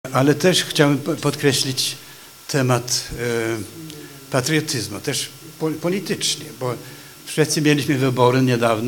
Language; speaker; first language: Polish; non-native, fluent; Swedish